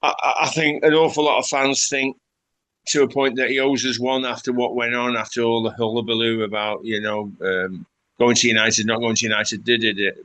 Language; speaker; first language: English; native; English